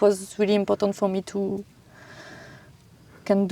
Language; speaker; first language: English; non-native, learner; French